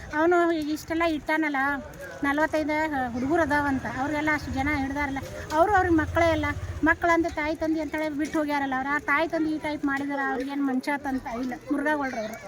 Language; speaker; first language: Kannada; non-native, local second language; Lambadi